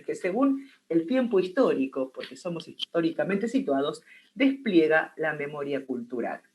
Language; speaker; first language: Spanish; native; Spanish